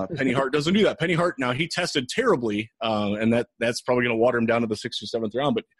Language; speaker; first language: English; native; English